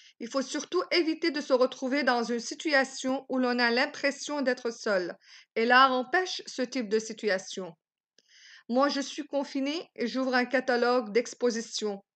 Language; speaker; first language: French; non-native, local second language; Arabic